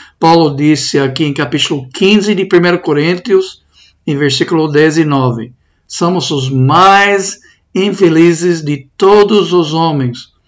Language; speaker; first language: Portuguese; non-native, fluent; English